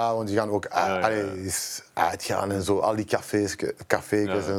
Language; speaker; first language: Dutch; non-native, local second language; French